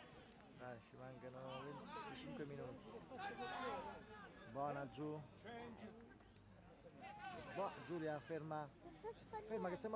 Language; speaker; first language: Italian; native; Italian